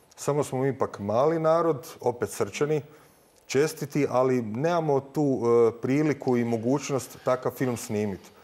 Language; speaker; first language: Croatian; native; Croatian